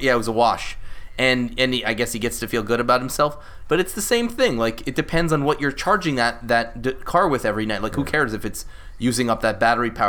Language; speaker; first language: English; native; English